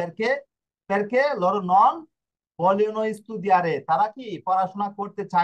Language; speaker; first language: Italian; non-native, fluent; Bangla